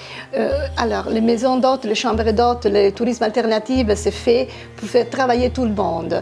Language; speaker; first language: French; non-native, fluent; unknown